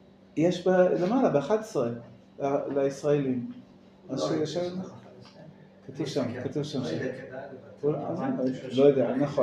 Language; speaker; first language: Hebrew; non-native, fluent; English